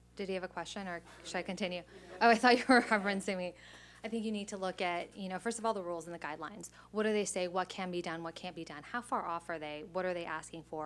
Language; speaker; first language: English; native; English